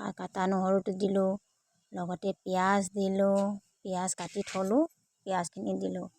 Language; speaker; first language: Assamese; non-native, local second language; Manipuri